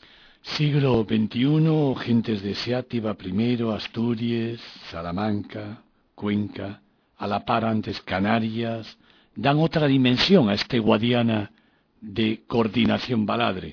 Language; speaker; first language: Spanish; native; Spanish